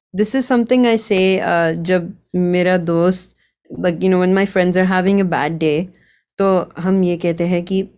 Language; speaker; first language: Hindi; early bilingual, heritage; Gujarati